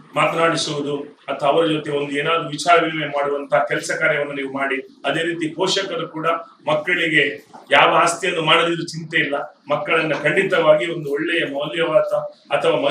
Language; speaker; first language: Kannada; native; Kannada